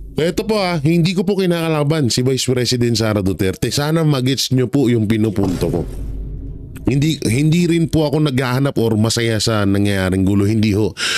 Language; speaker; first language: Filipino; non-native, local second language; Cebuano